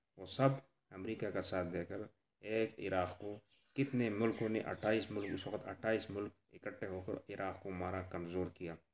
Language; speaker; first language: Urdu; non-native, local second language; Pashto